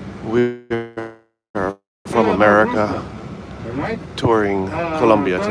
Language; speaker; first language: English; native; English